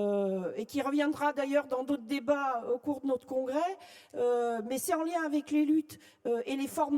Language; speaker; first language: French; native; French